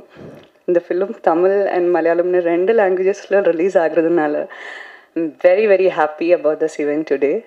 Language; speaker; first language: Tamil; non-native, learner; Malayalam